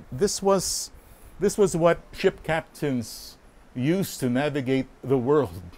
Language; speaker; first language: English; non-native, local second language; Filipino